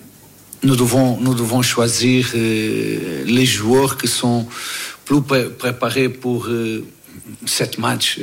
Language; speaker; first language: French; non-native, learner; Portuguese